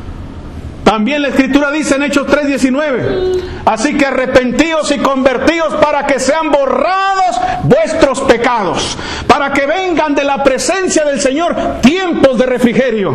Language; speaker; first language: Spanish; native; Spanish